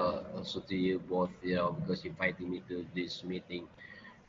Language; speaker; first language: English; non-native, learner; Indonesian